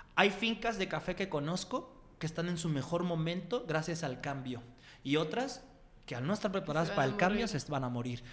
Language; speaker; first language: Spanish; native; Spanish